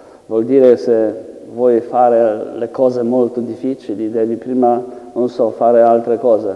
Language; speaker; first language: Italian; non-native, learner; Polish